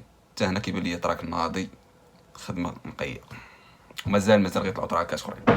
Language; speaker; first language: Arabic; native; Arabic